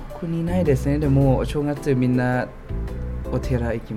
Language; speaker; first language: Japanese; non-native, learner; Thai